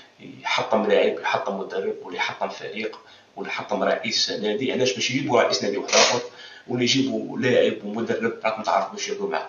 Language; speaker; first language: Arabic; native; Arabic